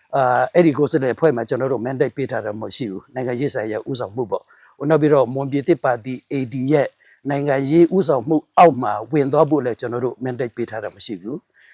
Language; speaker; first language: Burmese; non-native, local second language; Mon